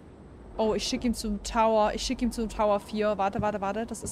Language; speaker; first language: German; native; German